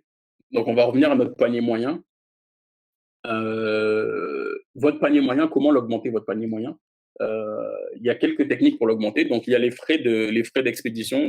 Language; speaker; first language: French; native; French